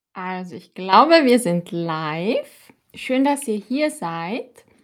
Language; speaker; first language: German; non-native, fluent; Filipino